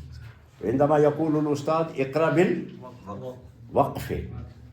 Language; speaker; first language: Arabic; non-native, fluent; Kashmiri